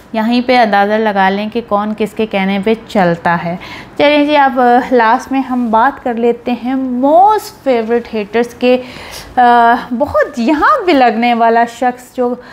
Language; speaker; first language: Urdu; native; Urdu